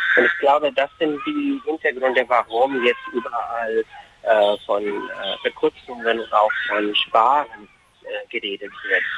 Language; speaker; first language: German; non-native, fluent; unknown